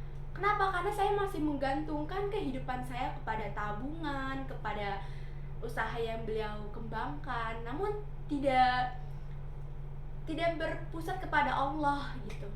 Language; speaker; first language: Indonesian; native; Indonesian